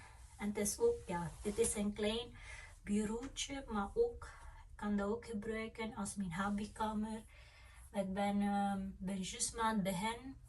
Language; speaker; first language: Dutch; non-native, fluent; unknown